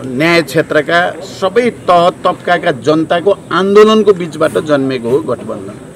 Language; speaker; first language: Nepali; native; Nepali